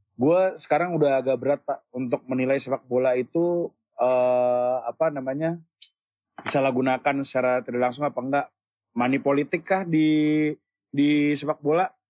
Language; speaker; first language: Indonesian; native; Indonesian